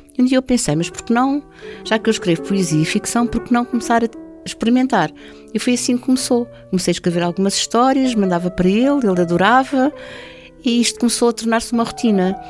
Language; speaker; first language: Portuguese; native; Portuguese